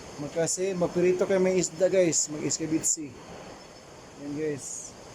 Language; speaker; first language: Filipino; non-native, local second language; Cebuano